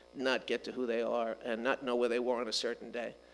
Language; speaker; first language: English; native; English